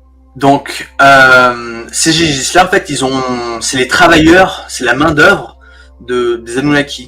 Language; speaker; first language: French; native; French